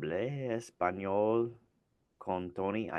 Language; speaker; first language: Spanish; non-native, learner; English